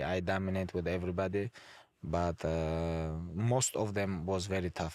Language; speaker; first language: English; non-native, fluent; Avaric